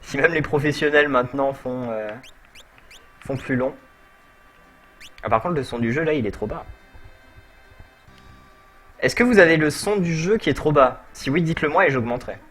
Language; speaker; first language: French; native; French